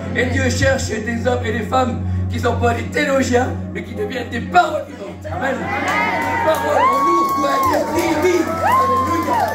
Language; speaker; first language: French; early bilingual, other home language; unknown